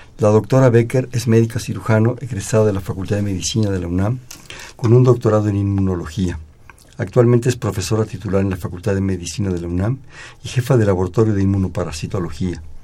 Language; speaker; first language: Spanish; native; Spanish